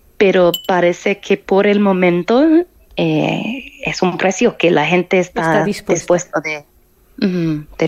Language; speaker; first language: Spanish; non-native, fluent; English